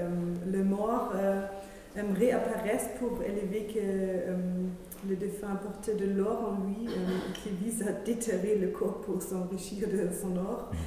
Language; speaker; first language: French; non-native, fluent; German